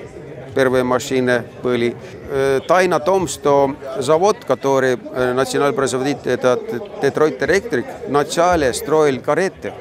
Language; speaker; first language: Russian; non-native, fluent; Estonian